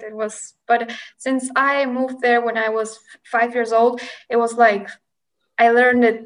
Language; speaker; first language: English; non-native, fluent; Spanish